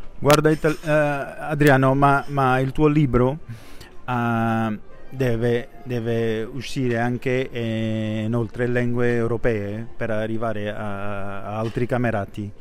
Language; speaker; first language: Italian; non-native, fluent; Portuguese